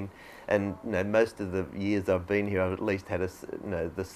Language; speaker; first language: English; native; English